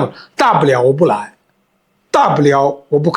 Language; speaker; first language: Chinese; non-native, fluent; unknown